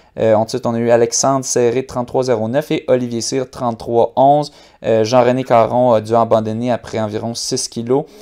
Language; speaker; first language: French; native; French